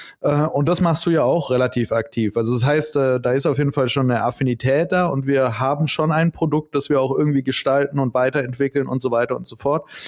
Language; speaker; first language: German; native; German